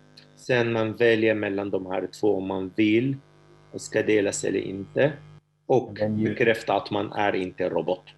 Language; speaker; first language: Swedish; non-native, fluent; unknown